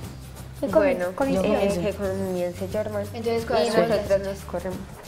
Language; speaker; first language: Spanish; native; Spanish